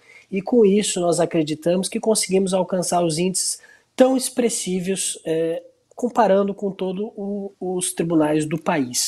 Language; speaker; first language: Portuguese; native; Portuguese